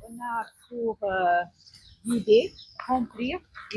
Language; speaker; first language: French; non-native, fluent; Portuguese